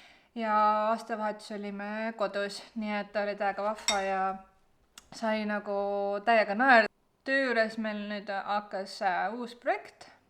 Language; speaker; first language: Estonian; native; Estonian